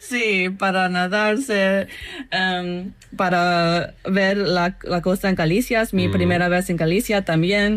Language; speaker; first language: Spanish; non-native, learner; English